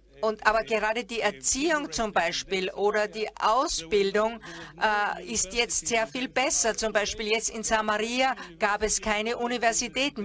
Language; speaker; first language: German; non-native, fluent; Hebrew